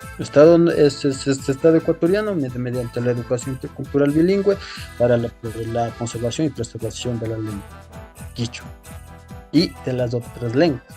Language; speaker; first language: Spanish; non-native, local second language; Quechua